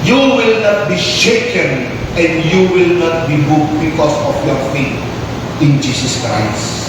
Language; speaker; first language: English; non-native, local second language; Filipino